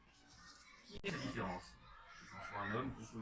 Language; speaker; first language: French; native; French